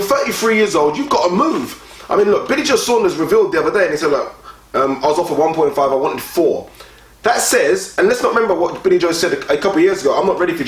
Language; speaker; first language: English; native; English